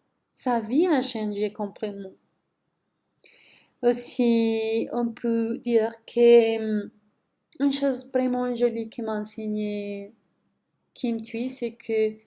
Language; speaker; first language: French; non-native, learner; Spanish